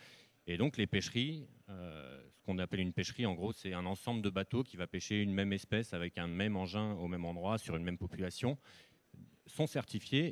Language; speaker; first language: French; native; French